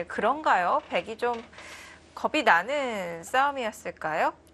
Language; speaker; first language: Korean; native; Korean